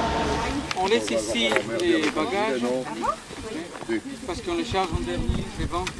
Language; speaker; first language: French; non-native, fluent; Spanish